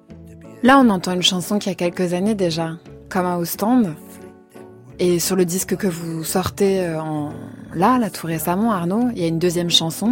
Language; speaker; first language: French; native; French